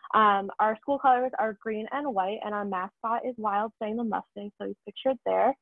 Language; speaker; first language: English; native; English